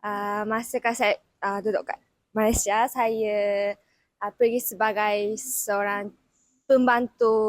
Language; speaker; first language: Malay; non-native, fluent; Japanese